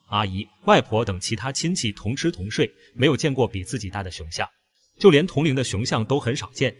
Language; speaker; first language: Chinese; native; Chinese